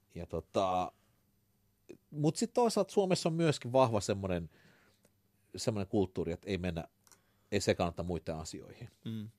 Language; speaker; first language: Finnish; early bilingual, other home language; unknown